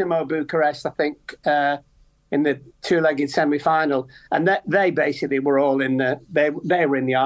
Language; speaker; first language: English; native; English